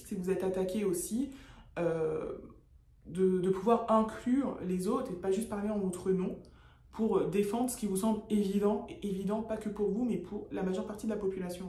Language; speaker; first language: French; native; French